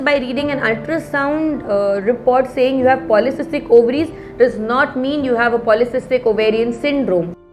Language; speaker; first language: English; non-native, local second language; Hindi